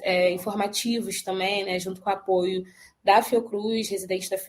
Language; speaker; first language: Portuguese; native; Portuguese